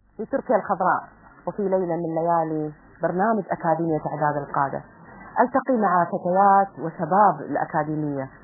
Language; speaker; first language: Arabic; native; Arabic